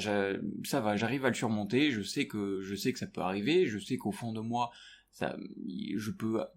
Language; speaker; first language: French; native; French